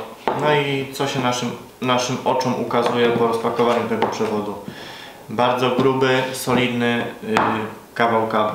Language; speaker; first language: Polish; native; Polish